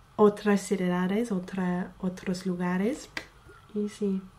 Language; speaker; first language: Spanish; non-native, fluent; English